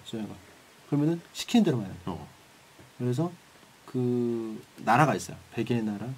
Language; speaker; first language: Korean; native; Korean